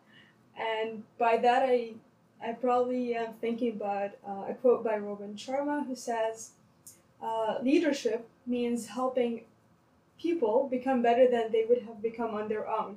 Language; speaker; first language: English; non-native, fluent; Arabic